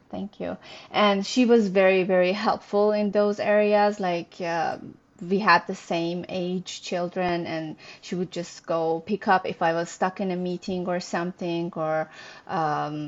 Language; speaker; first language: English; non-native, fluent; Persian